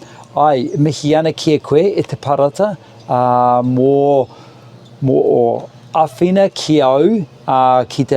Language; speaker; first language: Māori; non-native, local second language; English